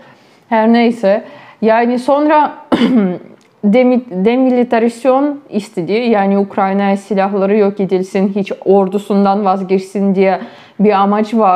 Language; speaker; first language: Turkish; non-native, fluent; Ukrainian